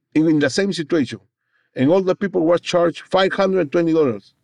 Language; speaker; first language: English; non-native, learner; Spanish